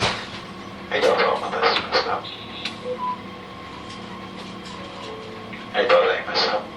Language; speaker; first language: Japanese; native; Japanese